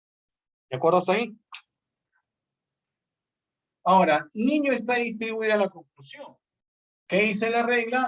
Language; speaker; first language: Spanish; native; Spanish